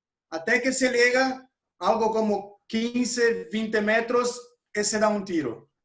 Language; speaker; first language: Spanish; non-native, learner; Portuguese